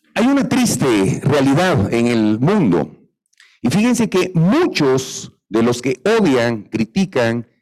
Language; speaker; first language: Spanish; native; Spanish